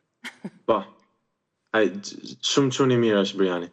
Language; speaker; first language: Albanian; early bilingual, heritage; Albanian